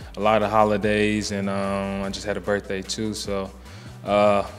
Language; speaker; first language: English; native; English